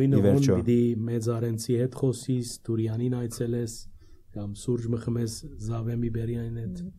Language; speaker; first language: Armenian; early bilingual, heritage; Armenian